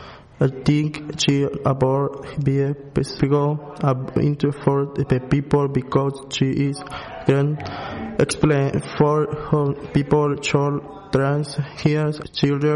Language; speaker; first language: English; non-native, learner; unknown